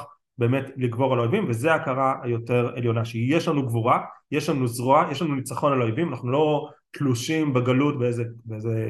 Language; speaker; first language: Hebrew; native; Hebrew